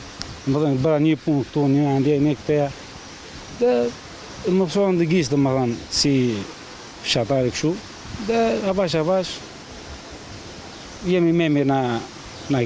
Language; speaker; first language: Albanian; non-native, learner; Arabic